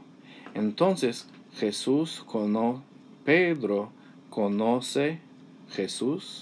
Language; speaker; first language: Spanish; non-native, fluent; English